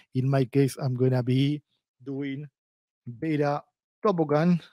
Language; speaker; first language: English; non-native, fluent; Spanish